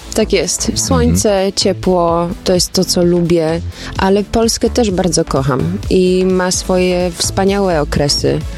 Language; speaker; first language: Polish; early bilingual, other home language; German